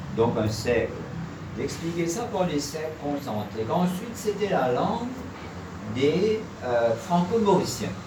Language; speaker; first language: French; non-native, local second language; Morisyen